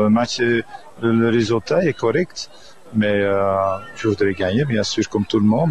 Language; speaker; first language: French; non-native, fluent; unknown